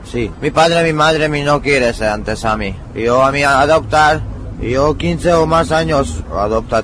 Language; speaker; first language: Spanish; non-native, learner; Hungarian